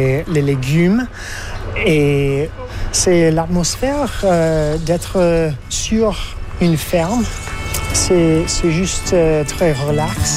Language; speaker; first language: French; non-native, fluent; English